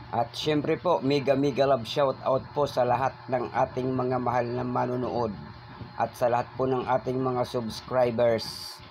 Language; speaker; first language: Filipino; non-native, local second language; Bikol